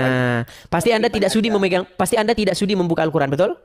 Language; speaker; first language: Indonesian; native; Indonesian